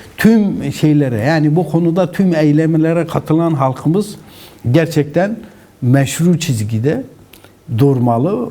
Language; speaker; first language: Turkish; non-native, local second language; Kurdish